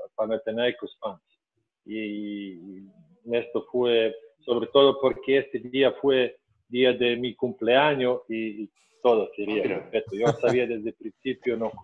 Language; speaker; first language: Spanish; non-native, fluent; Serbian